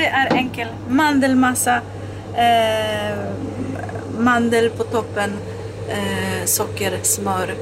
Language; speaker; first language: Swedish; non-native, learner; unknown